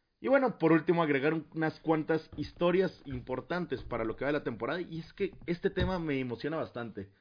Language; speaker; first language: Spanish; native; Spanish